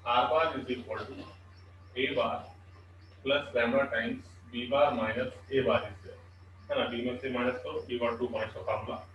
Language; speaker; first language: Hindi; non-native, local second language; Marathi